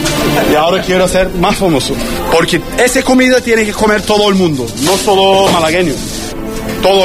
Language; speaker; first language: Spanish; non-native, learner; Turkish